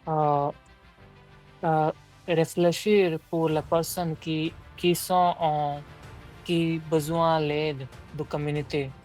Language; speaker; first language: French; non-native, learner; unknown